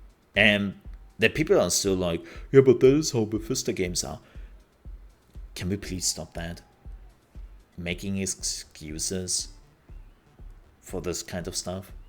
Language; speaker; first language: English; non-native, fluent; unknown